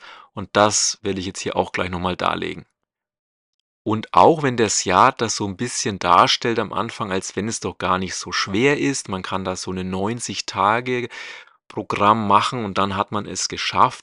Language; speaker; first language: German; native; German